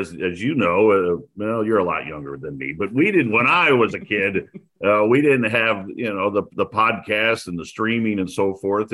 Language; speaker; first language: English; native; English